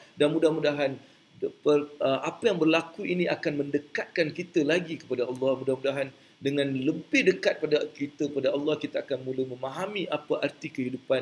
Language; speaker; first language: Malay; native; Malay